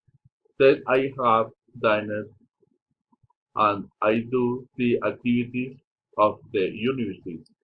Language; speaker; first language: English; non-native, learner; Spanish